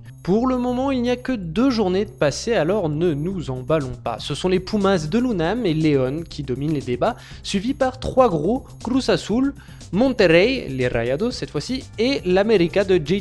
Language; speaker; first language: French; native; French